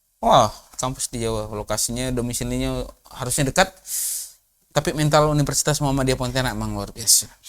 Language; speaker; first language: Indonesian; native; Indonesian